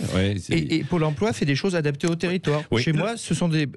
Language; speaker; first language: French; native; French